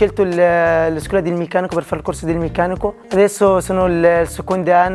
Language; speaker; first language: Italian; non-native, learner; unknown